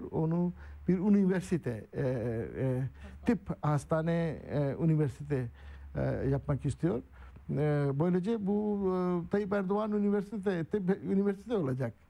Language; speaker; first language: Turkish; non-native, learner; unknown